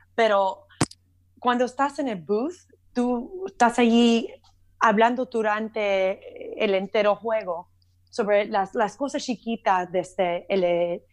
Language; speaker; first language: Spanish; early bilingual, heritage; Spanish